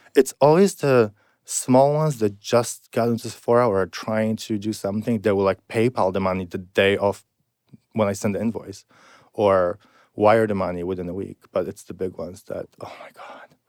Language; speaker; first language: English; non-native, fluent; Polish